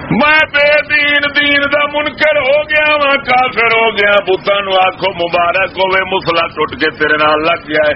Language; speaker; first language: Urdu; native; Urdu